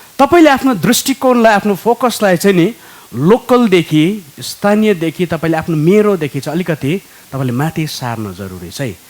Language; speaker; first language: Nepali; native; Nepali